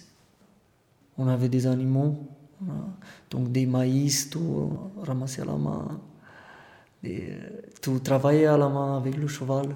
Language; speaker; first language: French; non-native, fluent; Romanian